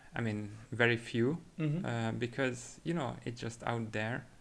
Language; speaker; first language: English; non-native, fluent; Hungarian